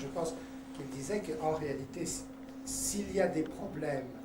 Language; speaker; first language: French; native; French